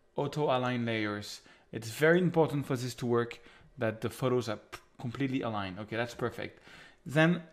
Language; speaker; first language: English; non-native, fluent; French